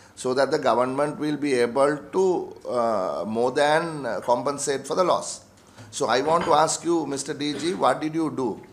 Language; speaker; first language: English; non-native, local second language; Sinhala